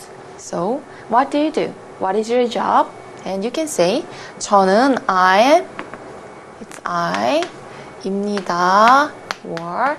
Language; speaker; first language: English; non-native, fluent; Korean